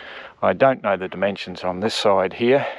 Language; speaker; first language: English; native; English